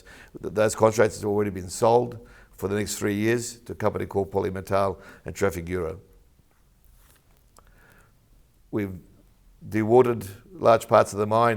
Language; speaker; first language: English; native; English